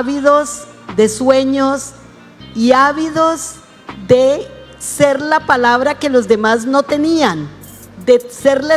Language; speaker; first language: Spanish; native; Spanish